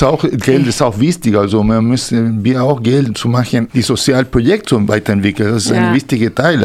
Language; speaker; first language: German; non-native, fluent; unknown